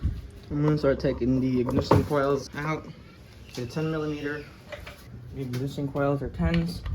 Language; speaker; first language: English; native; English